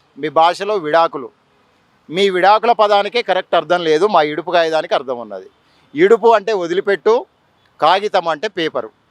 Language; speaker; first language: Telugu; native; Telugu